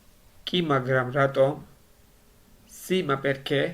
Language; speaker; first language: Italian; non-native, learner; Georgian